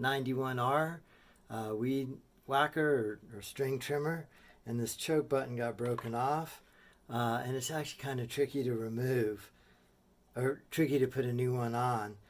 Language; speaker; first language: English; native; English